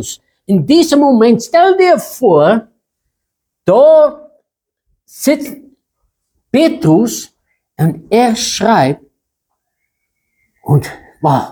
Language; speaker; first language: German; non-native, fluent; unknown